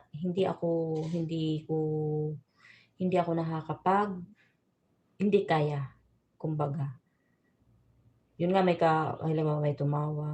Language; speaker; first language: Filipino; non-native, local second language; Bikol